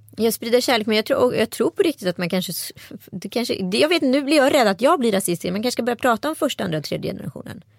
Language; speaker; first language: Swedish; native; Swedish